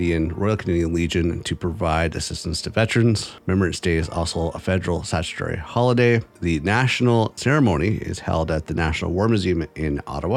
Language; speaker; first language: English; native; English